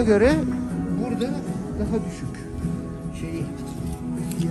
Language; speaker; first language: Turkish; native; Turkish